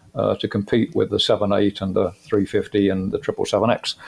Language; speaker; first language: English; native; English